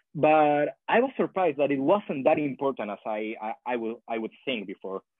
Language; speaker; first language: English; non-native, fluent; Spanish